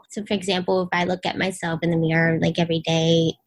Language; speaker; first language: English; early bilingual, other home language; Vietnamese